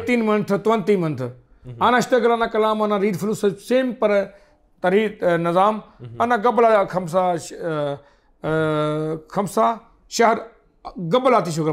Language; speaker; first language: Arabic; non-native, learner; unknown